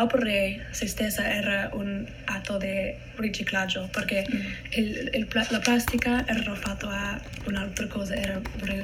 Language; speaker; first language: Italian; non-native, learner; English